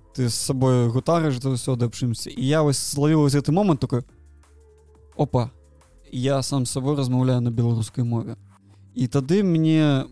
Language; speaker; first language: Belarusian; non-native, local second language; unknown